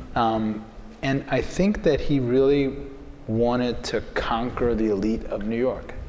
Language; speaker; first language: English; native; English